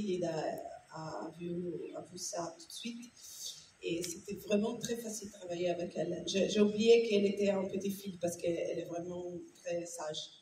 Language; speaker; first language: French; non-native, learner; Italian